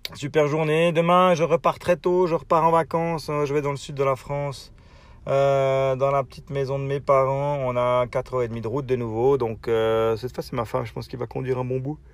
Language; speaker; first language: French; native; French